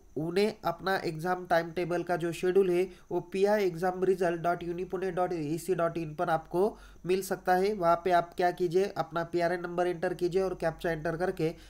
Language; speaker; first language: Hindi; non-native, local second language; Marathi